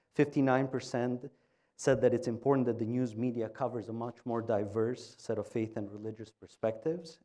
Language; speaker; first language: English; non-native, fluent; Albanian